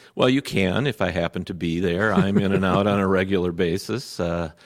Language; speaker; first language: English; native; English